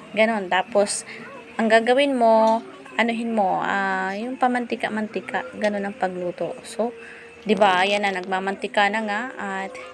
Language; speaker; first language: Filipino; non-native, local second language; Masbatenyo